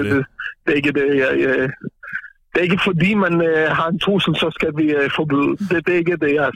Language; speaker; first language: Danish; non-native, fluent; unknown